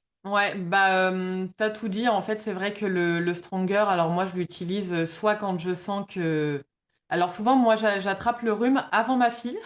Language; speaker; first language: French; native; French